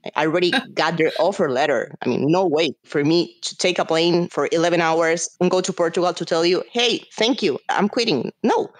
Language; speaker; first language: English; non-native, fluent; Spanish